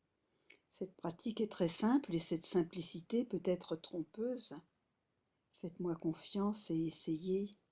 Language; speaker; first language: French; native; French